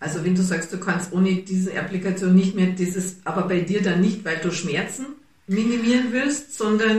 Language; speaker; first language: German; native; German